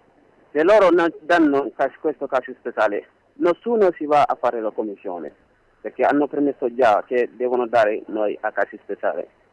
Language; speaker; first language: Italian; non-native, learner; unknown